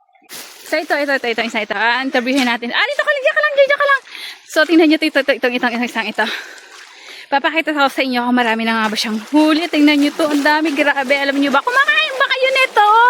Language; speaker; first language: Filipino; native; Filipino